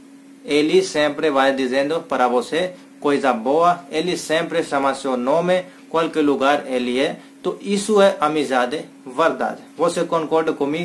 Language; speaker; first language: Portuguese; non-native, learner; Hindi